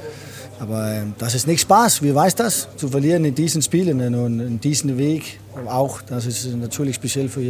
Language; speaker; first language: German; non-native, learner; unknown